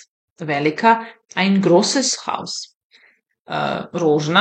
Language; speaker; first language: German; non-native, fluent; Serbian